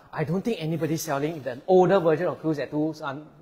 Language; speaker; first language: English; non-native, local second language; Chinese